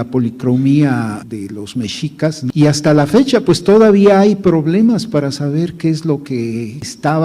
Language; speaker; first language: Spanish; native; Spanish